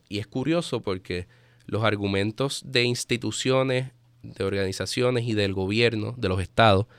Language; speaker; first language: Spanish; native; Spanish